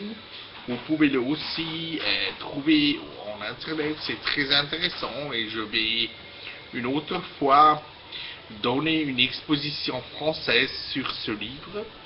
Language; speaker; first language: French; non-native, fluent; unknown